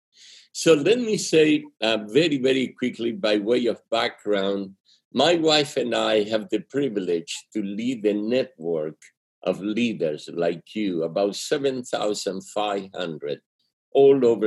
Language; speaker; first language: English; non-native, fluent; Spanish